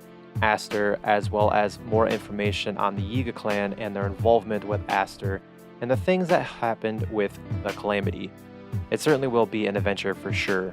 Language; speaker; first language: English; native; English